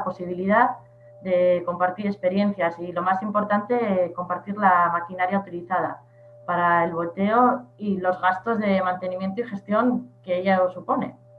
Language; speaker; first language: Spanish; native; Spanish